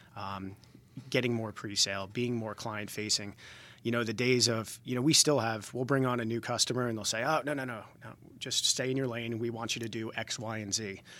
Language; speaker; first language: English; native; English